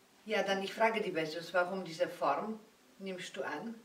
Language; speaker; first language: German; non-native, learner; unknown